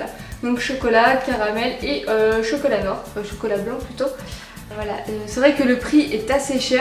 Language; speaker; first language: French; native; French